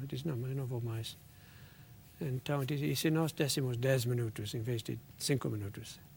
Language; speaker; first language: Portuguese; non-native, fluent; English